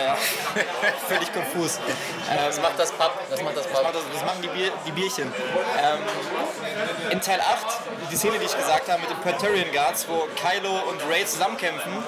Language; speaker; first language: German; native; German